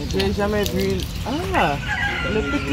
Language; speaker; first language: French; non-native, learner; English